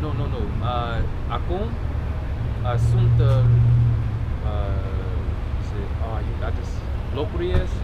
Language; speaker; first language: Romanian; non-native, learner; English